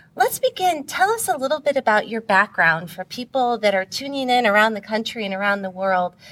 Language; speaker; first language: English; native; English